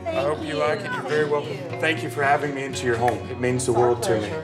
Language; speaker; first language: English; native; English